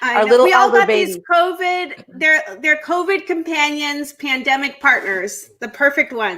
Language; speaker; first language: English; native; English